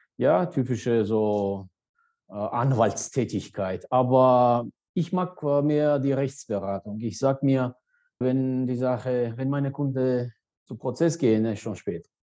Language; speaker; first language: German; non-native, fluent; Georgian